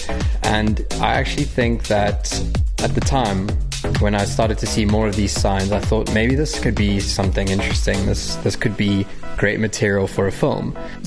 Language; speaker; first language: English; native; English